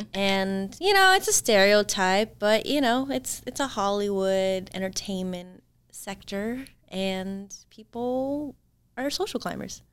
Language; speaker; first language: English; native; English